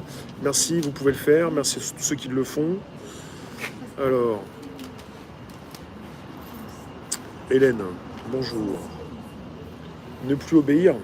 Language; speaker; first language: French; native; French